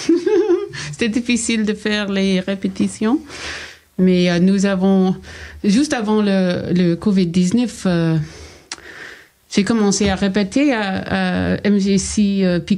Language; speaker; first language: French; non-native, learner; English